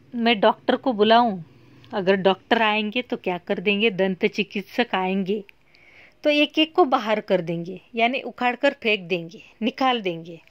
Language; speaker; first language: Hindi; non-native, local second language; Marathi